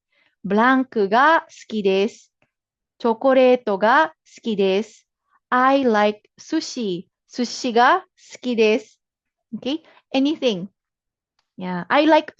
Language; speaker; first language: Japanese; non-native, fluent; Filipino